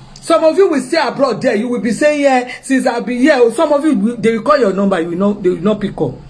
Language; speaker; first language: English; non-native, local second language; Yoruba